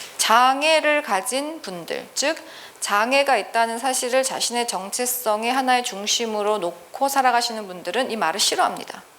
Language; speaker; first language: Korean; native; Korean